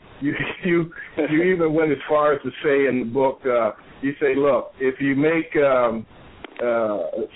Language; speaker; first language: English; native; English